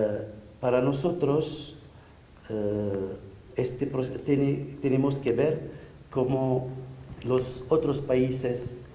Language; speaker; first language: Spanish; non-native, fluent; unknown